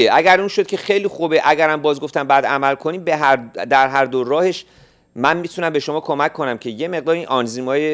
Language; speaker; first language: Persian; native; Persian